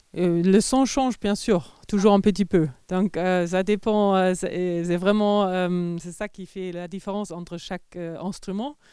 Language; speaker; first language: French; non-native, fluent; German